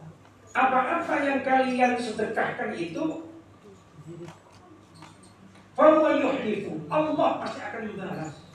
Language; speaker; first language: Indonesian; native; Indonesian